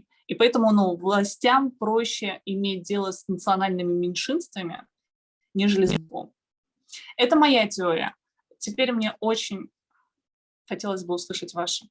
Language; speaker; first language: Russian; native; Russian